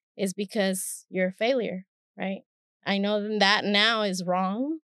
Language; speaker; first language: English; early bilingual, other home language; Spanish